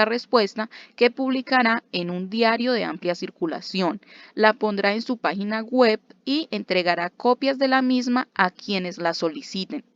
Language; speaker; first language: Spanish; native; Spanish